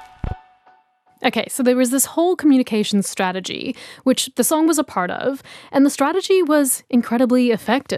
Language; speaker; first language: English; native; English